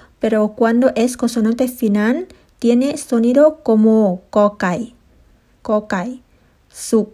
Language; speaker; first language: Spanish; non-native, fluent; Thai